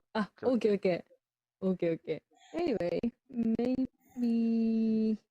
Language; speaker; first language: English; non-native, learner; Japanese